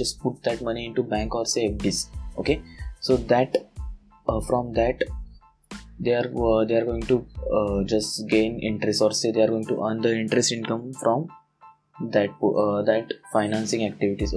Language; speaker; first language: English; non-native, local second language; Marathi